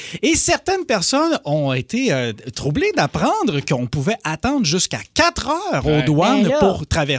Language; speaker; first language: French; native; French